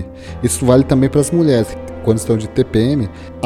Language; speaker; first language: Portuguese; native; Portuguese